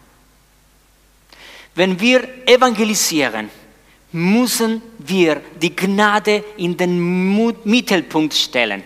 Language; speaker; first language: German; non-native, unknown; Spanish